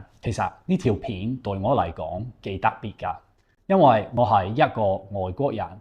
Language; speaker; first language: Cantonese; non-native, fluent; English